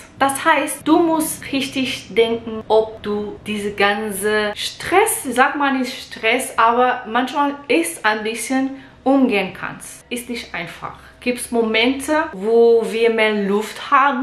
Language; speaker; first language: German; non-native, learner; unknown